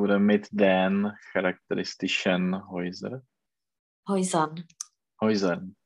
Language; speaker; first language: German; non-native, learner; Czech